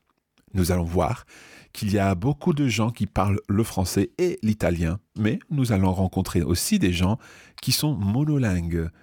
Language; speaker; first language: French; non-native, fluent; English